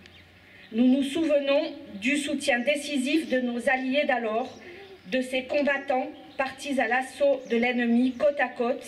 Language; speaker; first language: French; native; French